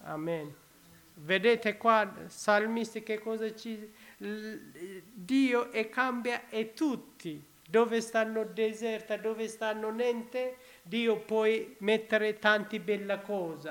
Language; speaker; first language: Italian; non-native, learner; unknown